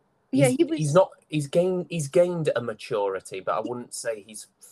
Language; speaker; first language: English; native; English